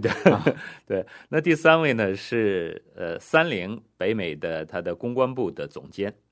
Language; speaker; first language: Chinese; native; Chinese